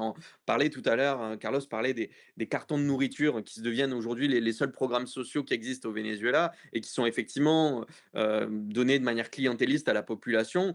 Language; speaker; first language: French; native; French